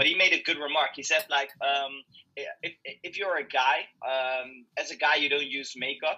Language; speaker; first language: English; non-native, fluent; Dutch